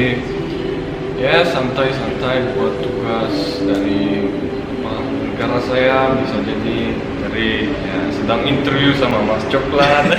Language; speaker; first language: Indonesian; non-native, fluent; Turkmen